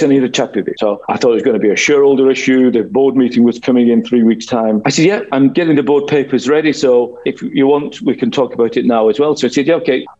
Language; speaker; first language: English; native; English